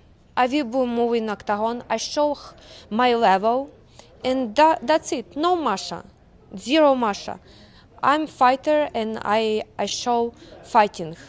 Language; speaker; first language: English; non-native, learner; Ukrainian